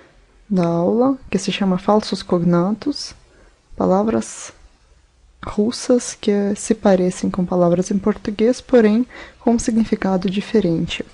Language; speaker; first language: Portuguese; non-native, fluent; Russian